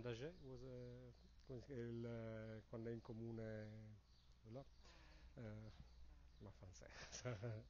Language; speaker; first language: French; non-native, learner; Italian